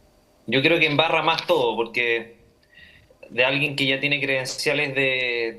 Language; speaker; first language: Spanish; native; Spanish